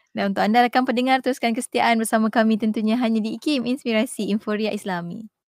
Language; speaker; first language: Malay; native; Malay